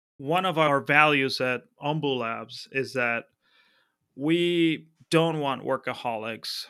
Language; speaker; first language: English; non-native, fluent; Spanish